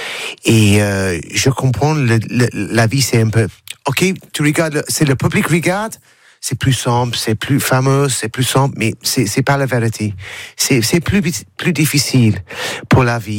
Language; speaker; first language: French; non-native, learner; English